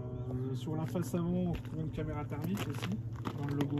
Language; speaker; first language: French; native; French